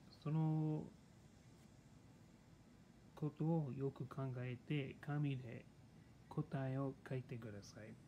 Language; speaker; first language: Japanese; non-native, learner; English